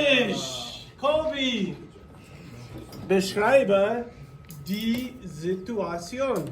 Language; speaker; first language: German; non-native, fluent; English